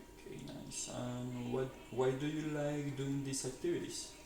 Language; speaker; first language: English; non-native, learner; Spanish